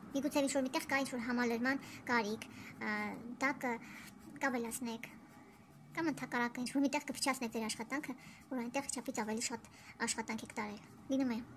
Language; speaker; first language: Armenian; early bilingual, heritage; Armenian